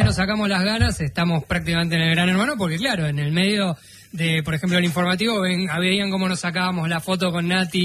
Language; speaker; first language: Spanish; native; Spanish